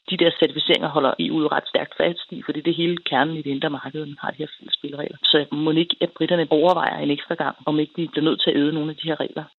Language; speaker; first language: Danish; native; Danish